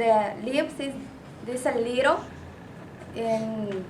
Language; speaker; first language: English; non-native, learner; Spanish